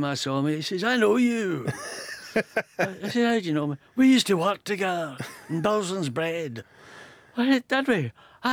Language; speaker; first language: English; native; English